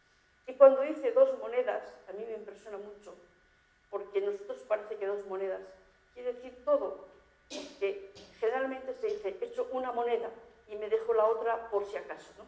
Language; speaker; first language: Spanish; native; Spanish